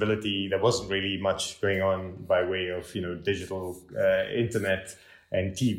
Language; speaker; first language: English; non-native, local second language; Tamil